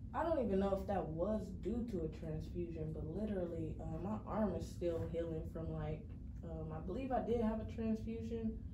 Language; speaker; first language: English; native; English